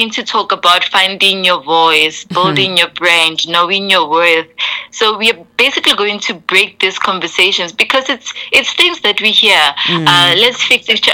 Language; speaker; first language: English; non-native, local second language; Tswana